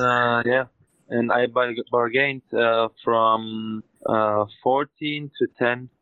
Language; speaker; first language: English; non-native, learner; German